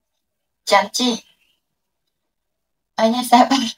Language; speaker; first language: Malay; non-native, learner; Vietnamese